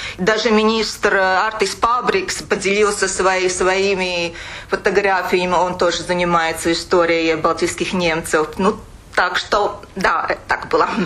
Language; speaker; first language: Russian; non-native, local second language; Latvian